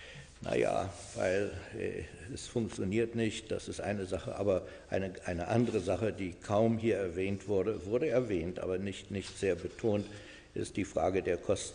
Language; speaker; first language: German; non-native, fluent; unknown